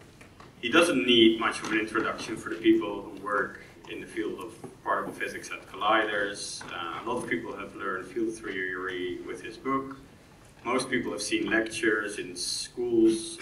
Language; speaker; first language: English; non-native, fluent; Spanish